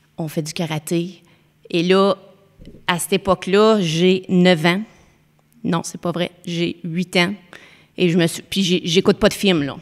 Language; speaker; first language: French; native; French